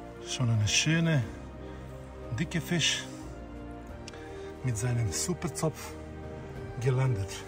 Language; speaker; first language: German; non-native, learner; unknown